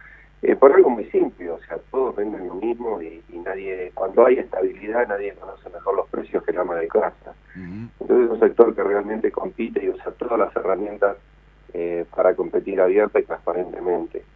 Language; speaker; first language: Spanish; native; Spanish